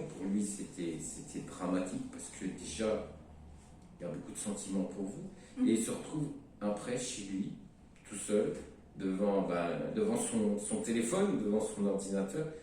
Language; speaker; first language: French; native; French